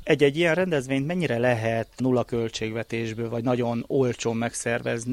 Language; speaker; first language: Hungarian; native; Hungarian